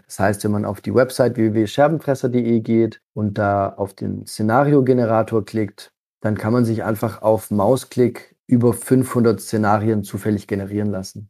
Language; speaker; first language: German; early bilingual, other home language; Italian